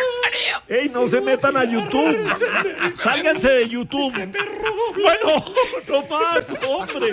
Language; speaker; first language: Spanish; native; Spanish